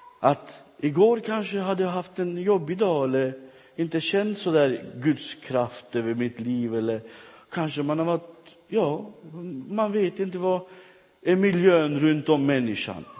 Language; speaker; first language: Swedish; non-native, fluent; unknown